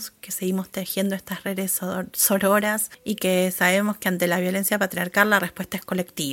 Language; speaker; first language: Spanish; native; Spanish